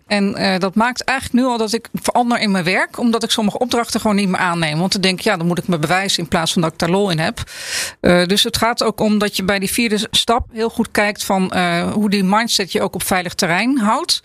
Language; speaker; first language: Dutch; native; Dutch